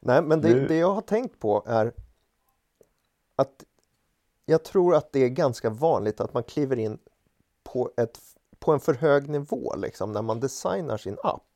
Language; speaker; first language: Swedish; native; Swedish